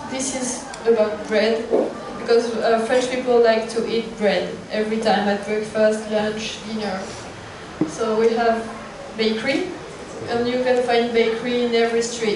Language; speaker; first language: English; non-native, fluent; French